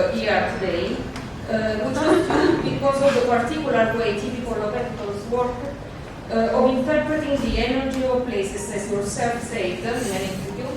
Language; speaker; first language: English; non-native, fluent; Italian